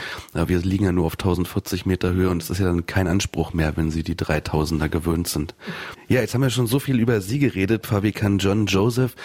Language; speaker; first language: German; native; German